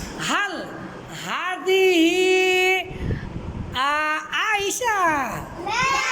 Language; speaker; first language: Arabic; non-native, fluent; Bangla